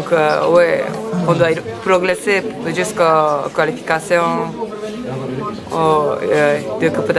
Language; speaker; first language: French; non-native, learner; Japanese